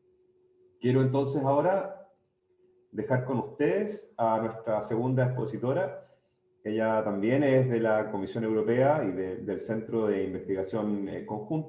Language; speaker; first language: Spanish; native; Spanish